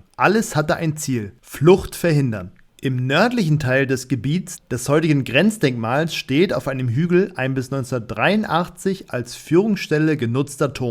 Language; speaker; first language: German; native; German